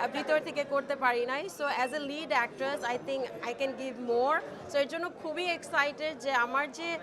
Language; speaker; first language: Bangla; early bilingual, heritage; Bangla